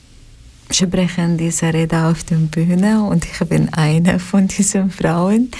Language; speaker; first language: German; non-native, learner; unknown